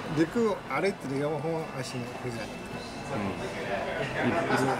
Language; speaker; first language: Japanese; native; Japanese